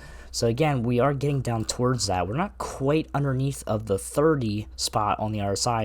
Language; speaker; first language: English; native; English